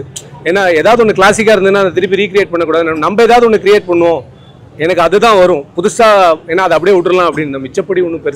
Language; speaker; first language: Tamil; native; Tamil